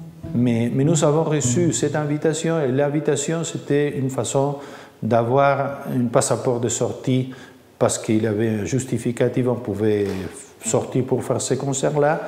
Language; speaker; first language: French; non-native, fluent; Spanish